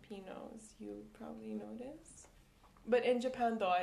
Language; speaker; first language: English; non-native, local second language; Cebuano